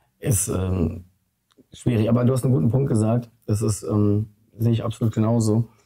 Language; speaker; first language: German; early bilingual, other home language; Polish